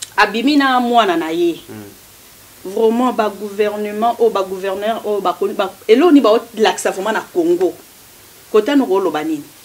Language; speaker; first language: Lingala; non-native, local second language; Kongo